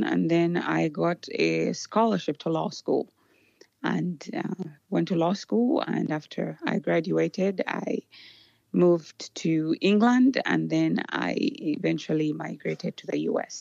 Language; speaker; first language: English; non-native, local second language; Ganda